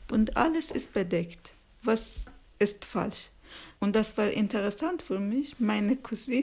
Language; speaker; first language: German; non-native, learner; Persian